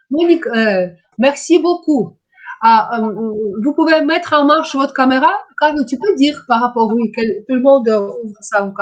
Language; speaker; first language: French; non-native, learner; Ukrainian